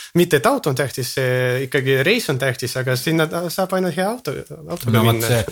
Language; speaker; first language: Estonian; non-native, local second language; Russian